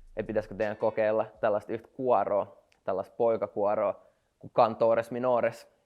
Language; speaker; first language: Finnish; non-native, local second language; Swedish